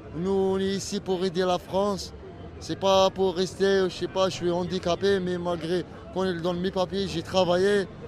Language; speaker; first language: French; non-native, local second language; Arabic